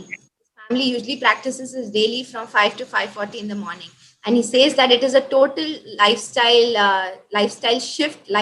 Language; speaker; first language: English; non-native, local second language; Hindi